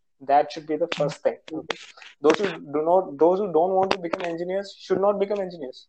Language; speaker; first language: English; non-native, local second language; Malayalam